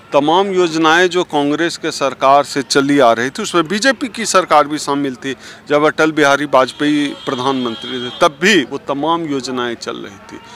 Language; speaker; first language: Hindi; native; Hindi